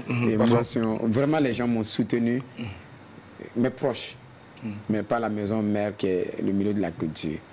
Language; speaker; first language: French; non-native, local second language; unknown